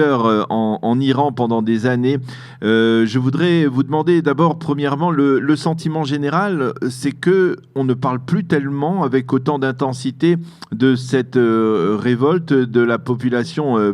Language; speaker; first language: French; native; French